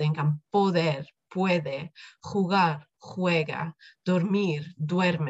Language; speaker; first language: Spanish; non-native, fluent; Dutch